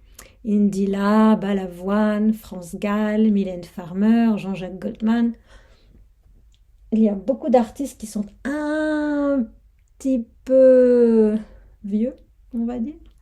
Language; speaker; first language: French; non-native, fluent; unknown